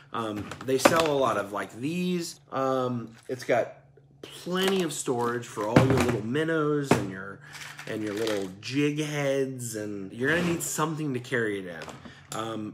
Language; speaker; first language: English; native; English